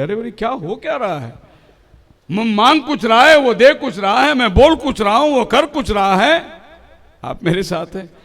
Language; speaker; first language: Hindi; non-native, local second language; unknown